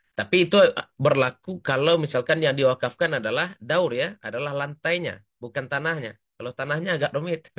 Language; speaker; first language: Indonesian; native; Indonesian